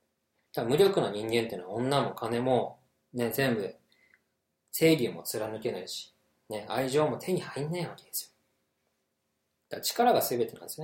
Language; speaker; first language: Japanese; native; Japanese